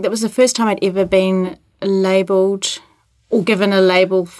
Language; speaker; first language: English; native; English